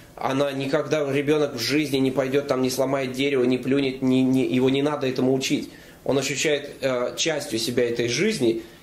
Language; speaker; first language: Russian; native; Russian